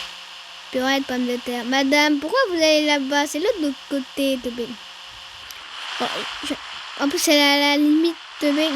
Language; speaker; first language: French; native; French